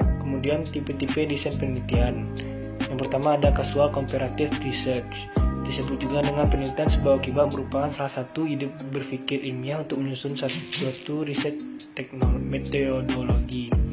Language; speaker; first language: Indonesian; native; Indonesian